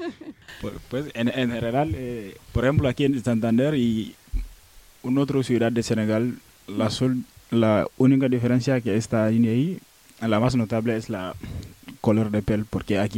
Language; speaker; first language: Spanish; non-native, learner; Wolof